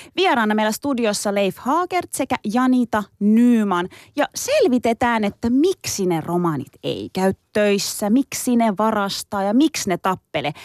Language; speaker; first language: Finnish; early bilingual, other home language; Turkish